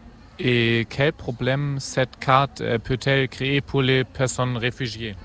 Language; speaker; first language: French; non-native, fluent; German